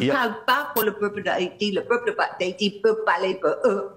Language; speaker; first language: French; non-native, fluent; English